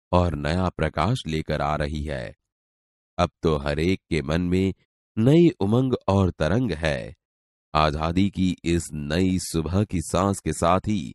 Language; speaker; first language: Hindi; non-native, local second language; Gujarati